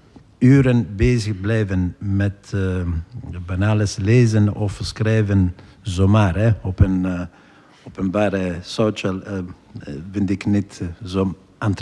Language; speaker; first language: Dutch; non-native, fluent; Italian